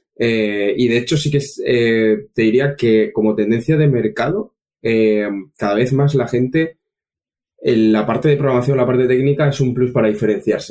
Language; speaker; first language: Spanish; native; Spanish